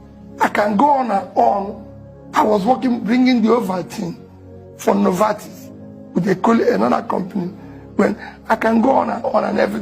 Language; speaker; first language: English; non-native, local second language; Igbo